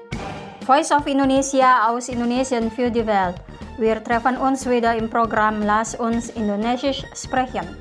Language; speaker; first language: German; non-native, fluent; Indonesian